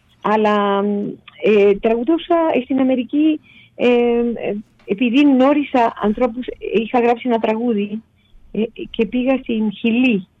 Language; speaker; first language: Greek; non-native, fluent; Spanish